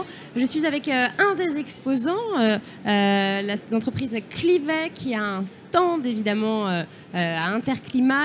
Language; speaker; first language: French; native; French